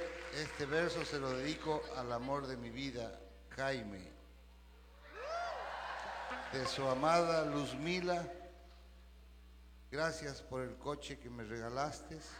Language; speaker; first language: Spanish; native; Spanish